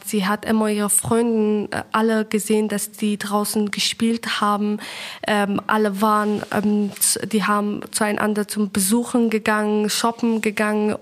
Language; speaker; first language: German; non-native, fluent; Persian